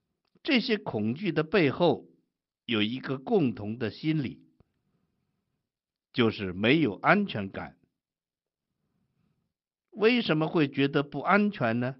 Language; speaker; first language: Chinese; native; Chinese